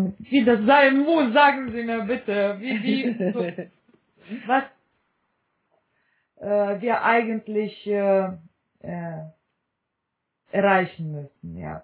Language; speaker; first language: German; non-native, fluent; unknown